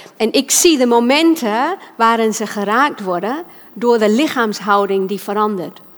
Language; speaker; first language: Dutch; non-native, fluent; English